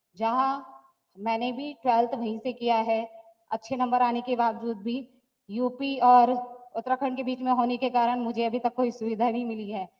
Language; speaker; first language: Hindi; native; Hindi